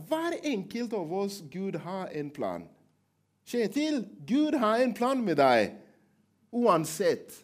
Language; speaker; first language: Swedish; non-native, learner; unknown